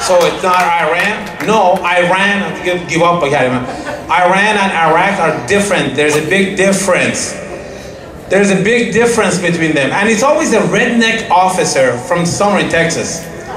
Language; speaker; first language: English; non-native, fluent; Persian